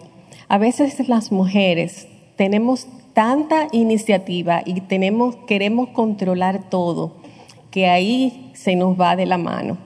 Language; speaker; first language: Spanish; native; Spanish